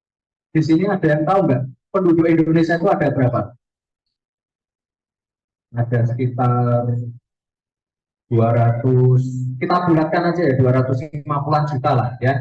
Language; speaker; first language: Indonesian; native; Indonesian